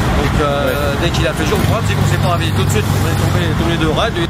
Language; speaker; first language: French; native; French